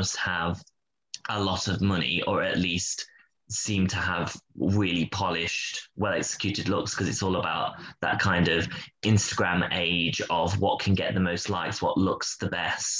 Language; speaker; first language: English; native; English